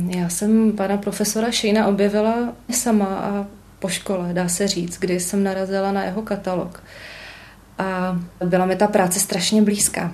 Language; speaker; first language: Czech; native; Czech